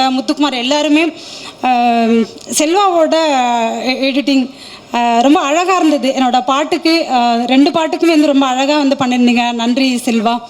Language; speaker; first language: Tamil; native; Tamil